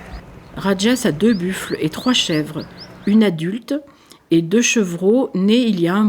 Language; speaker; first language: French; native; French